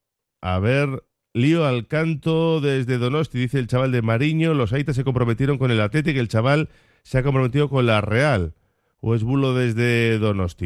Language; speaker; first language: Spanish; native; Spanish